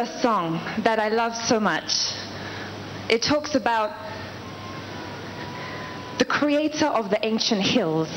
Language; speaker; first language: English; native; English